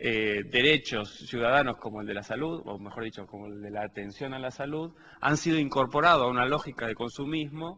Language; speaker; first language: Spanish; native; Spanish